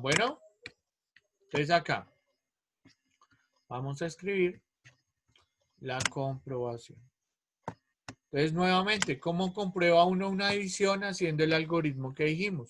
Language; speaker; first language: Spanish; native; Spanish